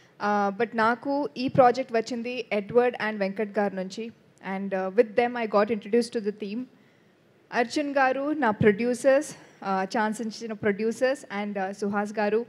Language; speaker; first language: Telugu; non-native, fluent; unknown